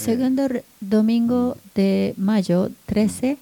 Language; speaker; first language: Spanish; non-native, learner; Japanese